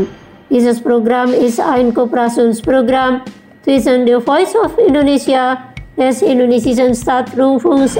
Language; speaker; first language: German; non-native, fluent; Indonesian